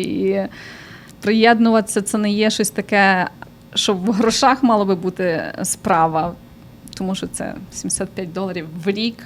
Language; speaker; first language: Ukrainian; early bilingual, heritage; Ukrainian